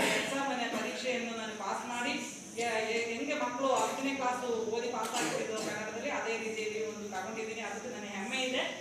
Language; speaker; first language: Kannada; non-native, fluent; Tamil